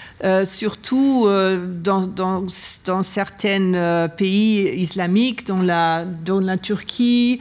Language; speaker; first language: French; non-native, learner; German